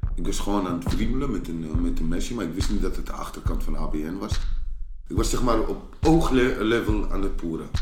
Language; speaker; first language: Dutch; early bilingual, other home language; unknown